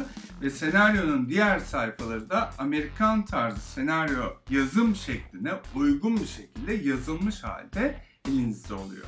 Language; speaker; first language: Turkish; native; Turkish